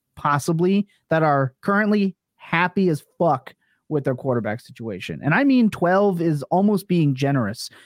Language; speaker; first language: English; native; English